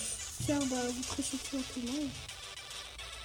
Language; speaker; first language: French; native; French